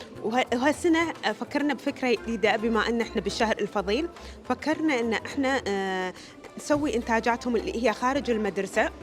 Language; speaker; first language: Arabic; native; Arabic